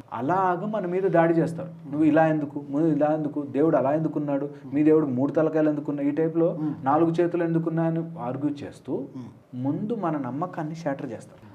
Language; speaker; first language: Telugu; native; Telugu